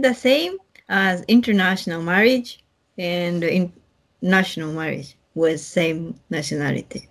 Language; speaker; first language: English; non-native, learner; Japanese